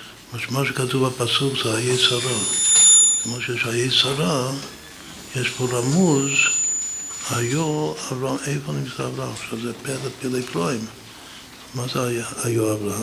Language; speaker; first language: Hebrew; non-native, fluent; English